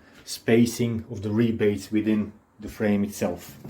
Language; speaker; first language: English; non-native, fluent; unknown